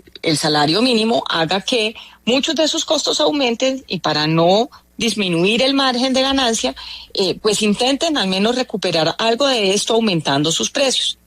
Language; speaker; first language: Spanish; native; Spanish